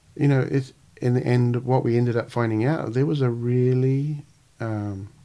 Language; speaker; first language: English; native; English